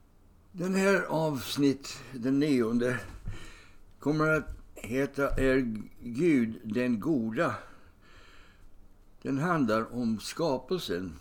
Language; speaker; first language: Swedish; non-native, fluent; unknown